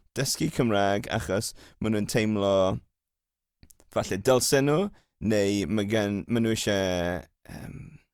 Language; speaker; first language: English; native; English